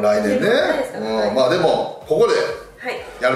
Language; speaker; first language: Japanese; native; Japanese